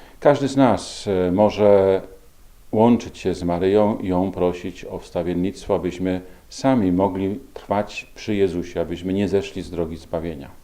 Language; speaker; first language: Polish; native; Polish